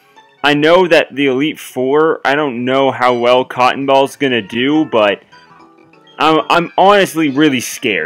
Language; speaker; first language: English; native; English